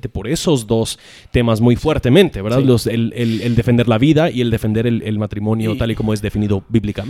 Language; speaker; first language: Spanish; non-native, fluent; English